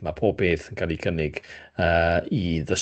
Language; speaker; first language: Welsh; native; Welsh